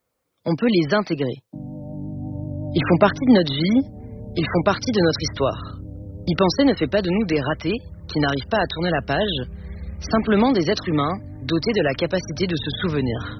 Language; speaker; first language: French; native; French